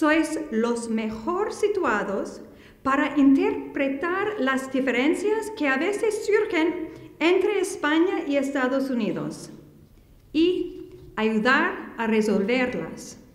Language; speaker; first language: Spanish; non-native, fluent; English